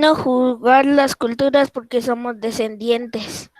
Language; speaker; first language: Spanish; native; Spanish